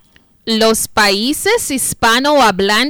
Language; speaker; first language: Spanish; non-native, fluent; English